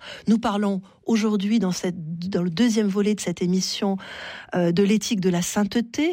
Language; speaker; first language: French; native; French